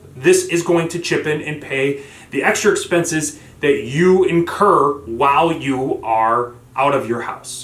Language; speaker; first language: English; native; English